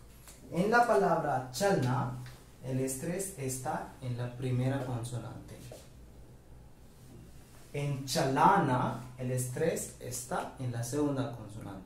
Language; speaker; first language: Spanish; non-native, fluent; Hindi